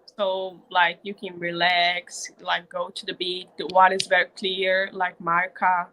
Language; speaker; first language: English; non-native, learner; Portuguese